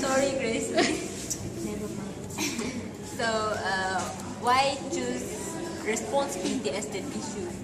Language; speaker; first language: English; non-native, local second language; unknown